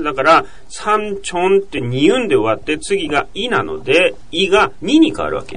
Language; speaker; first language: Japanese; native; Japanese